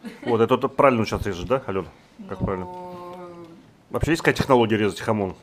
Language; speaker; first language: Russian; native; Russian